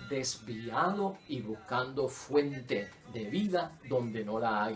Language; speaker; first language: Spanish; native; Spanish